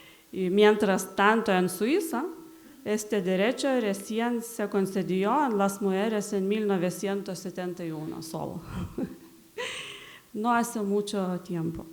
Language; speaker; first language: Spanish; non-native, learner; Lithuanian